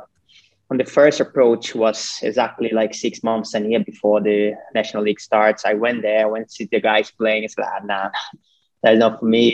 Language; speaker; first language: English; non-native, fluent; Portuguese